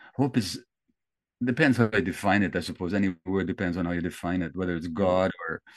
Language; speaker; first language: English; early bilingual, other home language; Hungarian